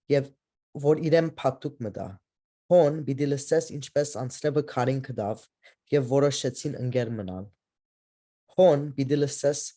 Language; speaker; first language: Armenian; early bilingual, heritage; Armenian